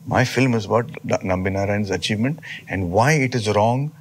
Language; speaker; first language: English; non-native, local second language; Tamil